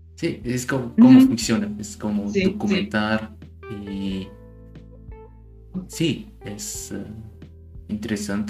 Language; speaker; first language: Spanish; non-native, learner; German